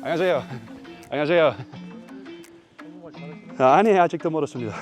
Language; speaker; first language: Korean; non-native, learner; Dutch